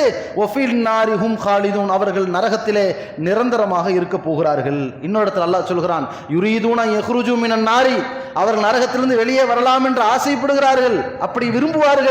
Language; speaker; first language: Tamil; native; Tamil